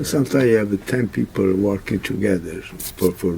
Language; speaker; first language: English; non-native, learner; Italian